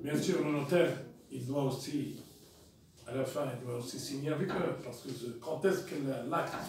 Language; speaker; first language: French; non-native, local second language; Arabic